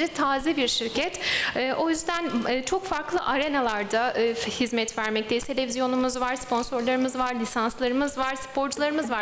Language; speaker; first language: Turkish; native; Turkish